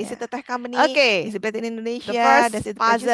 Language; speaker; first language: English; non-native, learner; Indonesian